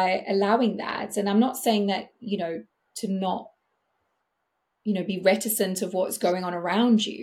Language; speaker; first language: English; native; English